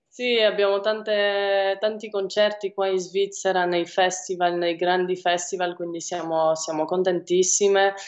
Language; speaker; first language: Italian; native; Italian